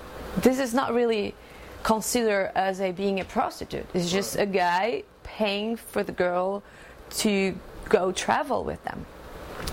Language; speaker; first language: English; non-native, fluent; Portuguese